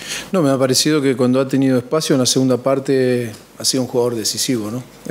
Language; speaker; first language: Spanish; native; Spanish